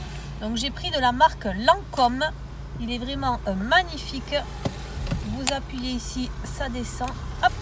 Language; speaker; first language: French; native; French